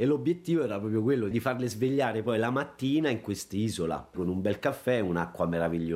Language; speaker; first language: Italian; native; Italian